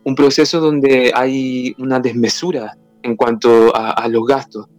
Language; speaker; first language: Spanish; native; Spanish